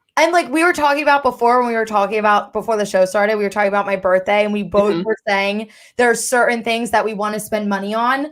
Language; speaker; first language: English; native; English